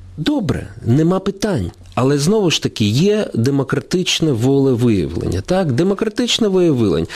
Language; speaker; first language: Ukrainian; non-native, local second language; Russian